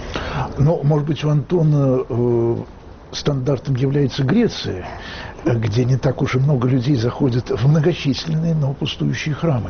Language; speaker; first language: Russian; native; Russian